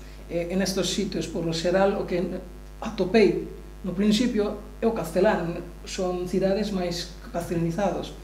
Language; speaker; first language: Galician; non-native, learner; Bangla